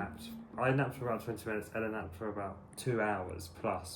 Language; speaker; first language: English; native; English